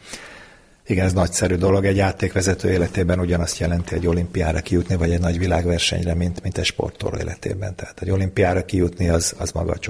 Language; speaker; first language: Hungarian; native; Hungarian